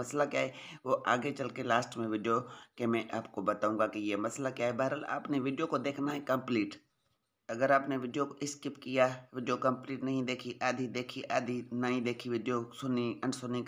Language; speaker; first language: Hindi; non-native, local second language; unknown